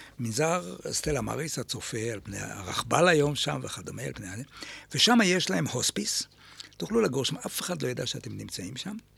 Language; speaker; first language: Hebrew; native; Hebrew